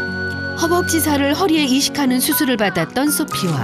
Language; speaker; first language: Korean; native; Korean